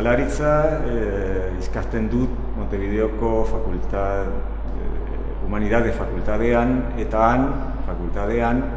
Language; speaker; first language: Basque; non-native, learner; Spanish